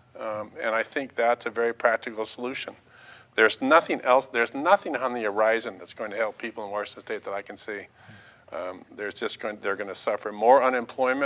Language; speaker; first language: English; native; English